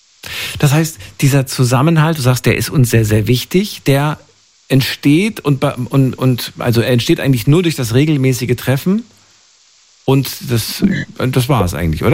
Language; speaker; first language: German; native; German